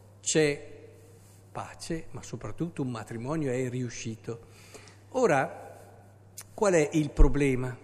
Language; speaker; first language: Italian; native; Italian